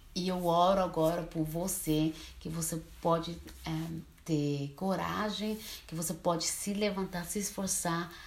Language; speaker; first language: Portuguese; early bilingual, heritage; Portuguese